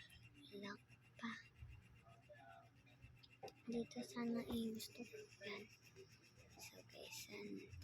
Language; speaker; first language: Filipino; non-native, local second language; Cebuano